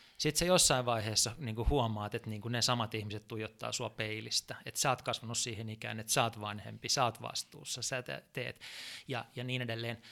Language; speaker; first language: Finnish; native; Finnish